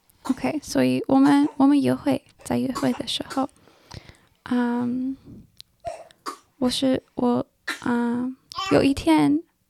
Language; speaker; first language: Chinese; non-native, learner; English